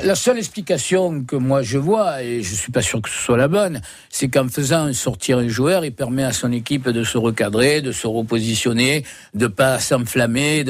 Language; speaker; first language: French; native; French